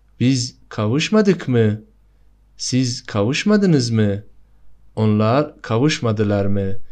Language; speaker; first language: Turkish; non-native, fluent; Persian